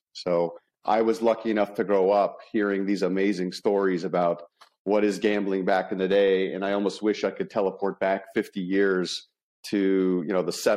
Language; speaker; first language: English; native; English